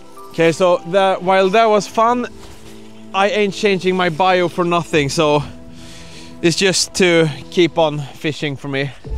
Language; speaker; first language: English; non-native, fluent; Swedish